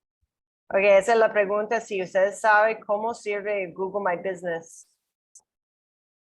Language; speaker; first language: Spanish; non-native, learner; English